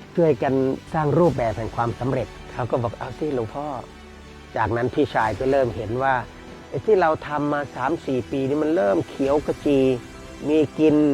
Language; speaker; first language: Thai; native; Thai